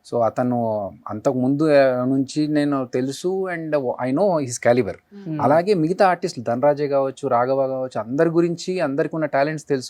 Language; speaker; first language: Telugu; native; Telugu